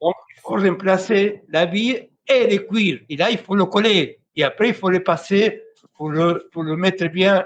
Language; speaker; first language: French; non-native, fluent; Spanish